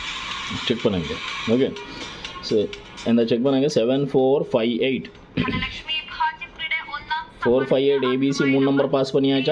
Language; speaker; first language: Tamil; non-native, local second language; Malayalam